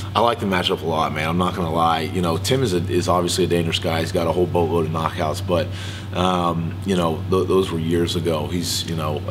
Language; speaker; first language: English; native; English